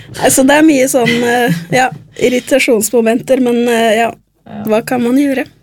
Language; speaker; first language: Norwegian; early bilingual, other home language; Spanish